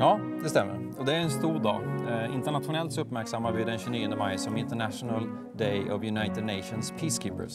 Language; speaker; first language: Swedish; native; Swedish